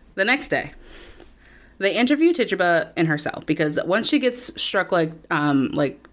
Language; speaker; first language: English; native; English